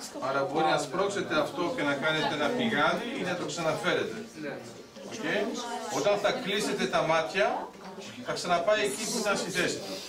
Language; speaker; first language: Greek; early bilingual, heritage; Greek